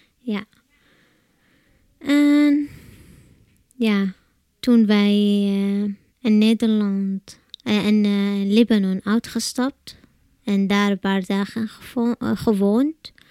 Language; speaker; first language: Dutch; non-native, learner; Arabic